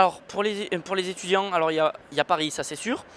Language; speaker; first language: French; native; French